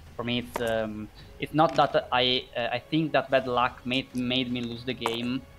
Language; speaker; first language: English; non-native, fluent; Italian